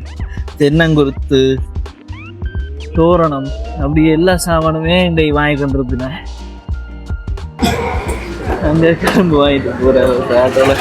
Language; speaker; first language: Tamil; native; Tamil